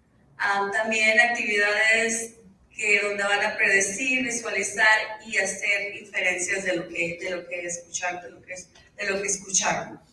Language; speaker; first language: Spanish; early bilingual, heritage; Spanish